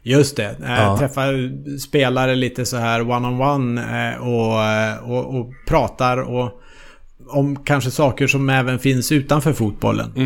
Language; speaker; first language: Swedish; native; Swedish